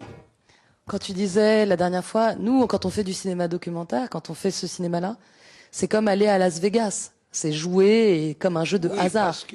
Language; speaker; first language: French; native; French